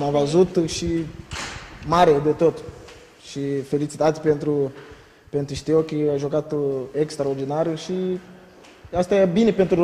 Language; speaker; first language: Romanian; non-native, learner; Portuguese